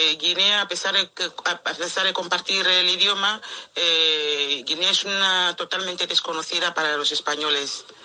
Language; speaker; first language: Spanish; non-native, local second language; Fang